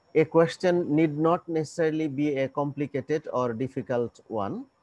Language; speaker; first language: English; non-native, local second language; Bangla